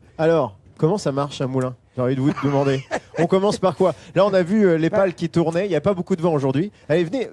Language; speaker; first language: French; native; French